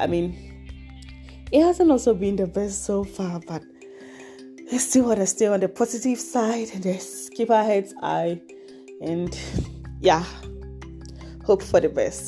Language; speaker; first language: English; non-native, local second language; Akan